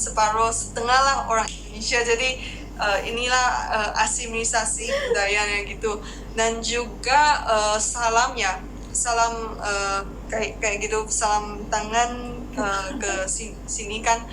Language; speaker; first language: Indonesian; non-native, fluent; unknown